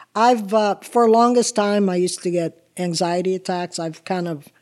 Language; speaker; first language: English; early bilingual, other home language; Italian